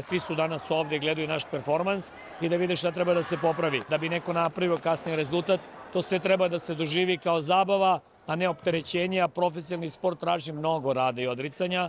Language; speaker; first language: Serbian; native; Serbian